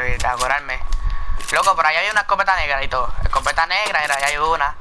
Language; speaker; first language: Spanish; native; Spanish